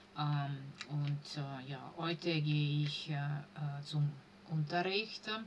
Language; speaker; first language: German; non-native, learner; Italian